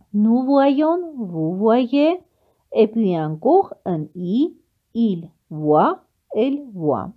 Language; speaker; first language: French; non-native, fluent; Armenian